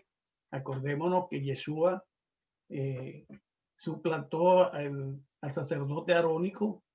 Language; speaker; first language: Spanish; native; Spanish